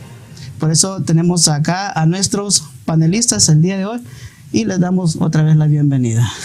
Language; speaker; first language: Spanish; native; Spanish